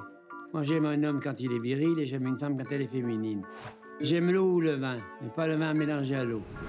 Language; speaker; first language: French; early bilingual, other home language; Italian